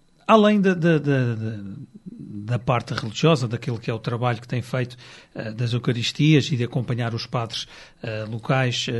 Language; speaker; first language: Portuguese; native; Portuguese